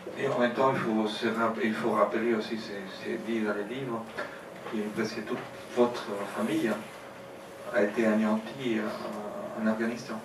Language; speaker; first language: French; native; French